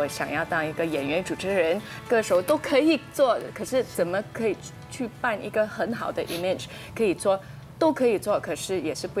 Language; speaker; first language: Chinese; non-native, local second language; English